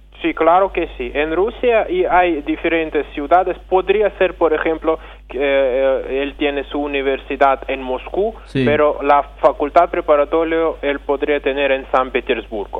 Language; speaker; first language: Spanish; non-native, fluent; Russian